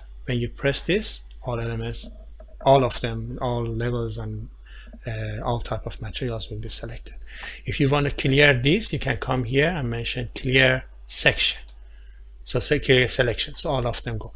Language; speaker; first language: English; non-native, fluent; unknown